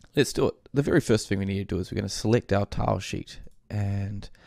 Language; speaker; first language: English; native; English